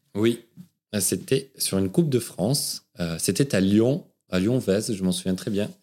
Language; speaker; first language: French; native; French